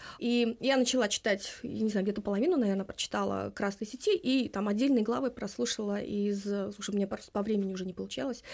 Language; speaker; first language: Russian; non-native, local second language; Lithuanian